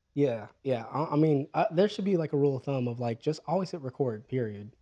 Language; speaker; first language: English; early bilingual, other home language; Filipino